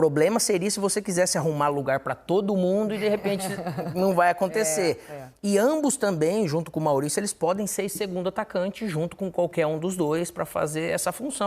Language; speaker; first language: Portuguese; native; Portuguese